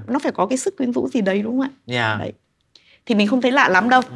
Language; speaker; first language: Vietnamese; native; Vietnamese